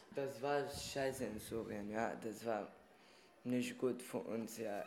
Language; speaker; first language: German; non-native, fluent; Arabic